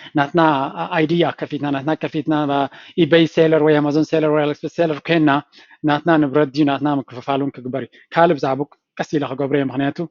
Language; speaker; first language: Tigrinya; native; Tigrinya